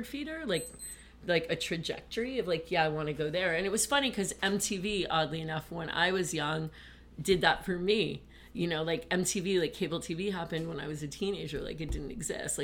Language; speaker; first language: English; native; English